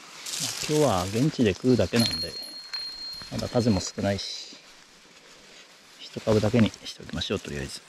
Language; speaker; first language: Japanese; native; Japanese